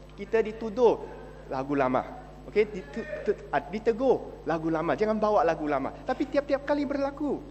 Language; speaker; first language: Malay; non-native, local second language; Chinese